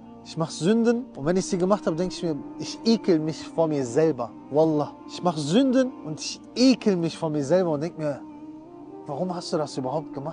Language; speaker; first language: German; early bilingual, other home language; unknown